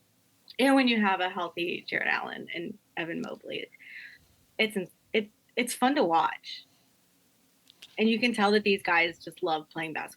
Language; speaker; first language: English; native; English